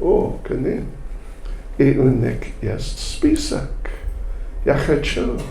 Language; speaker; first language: Russian; non-native, learner; English